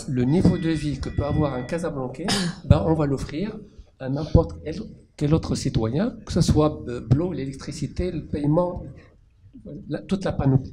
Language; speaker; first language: French; non-native, local second language; Arabic